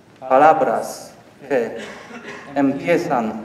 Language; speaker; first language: Spanish; non-native, learner; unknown